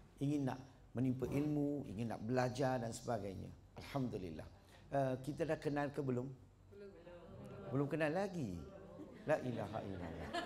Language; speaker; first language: Malay; non-native, local second language; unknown